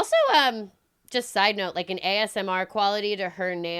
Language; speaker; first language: English; native; English